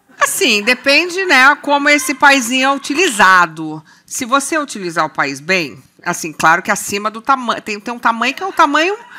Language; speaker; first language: Portuguese; native; Portuguese